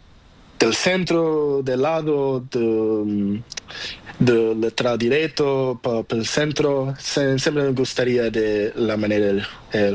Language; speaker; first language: Spanish; non-native, learner; Portuguese